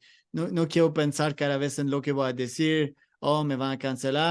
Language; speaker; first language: Spanish; non-native, learner; English